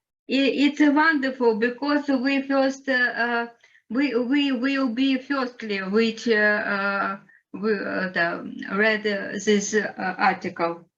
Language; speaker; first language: English; non-native, learner; Russian